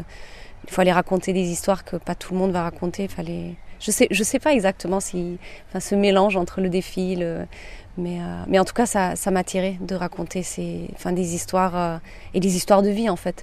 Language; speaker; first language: French; native; French